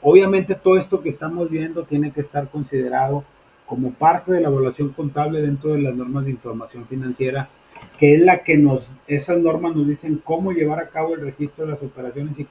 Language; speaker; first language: Spanish; native; Spanish